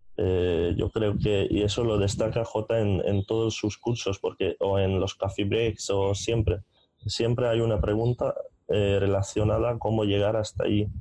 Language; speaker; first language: Spanish; non-native, fluent; Hungarian